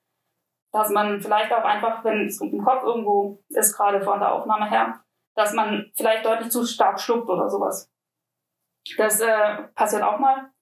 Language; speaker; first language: German; native; German